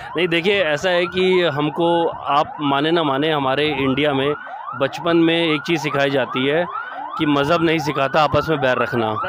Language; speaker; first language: Hindi; native; Hindi